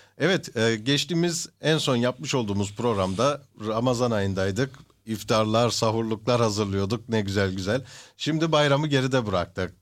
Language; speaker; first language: Turkish; early bilingual, heritage; Turkish